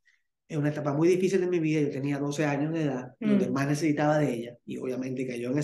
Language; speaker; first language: Spanish; native; Spanish